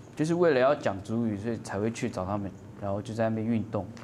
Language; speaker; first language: Chinese; non-native, local second language; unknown